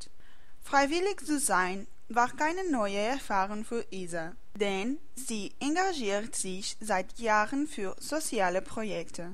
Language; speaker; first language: German; non-native, learner; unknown